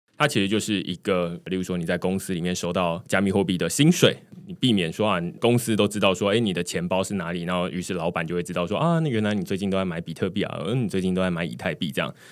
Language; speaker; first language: Chinese; native; Chinese